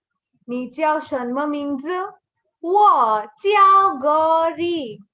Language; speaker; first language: Chinese; non-native, fluent; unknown